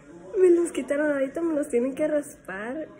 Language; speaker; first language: Spanish; early bilingual, other home language; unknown